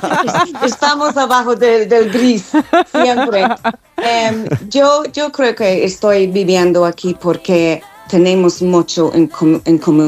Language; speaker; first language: Spanish; non-native, fluent; English